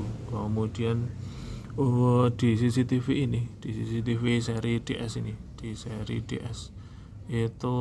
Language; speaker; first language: Indonesian; native; Indonesian